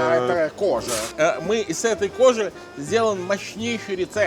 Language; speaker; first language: Russian; non-native, fluent; Italian